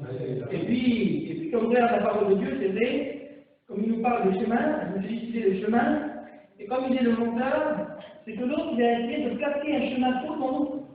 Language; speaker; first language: French; native; French